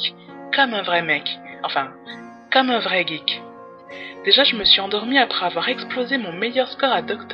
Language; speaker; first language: French; native; French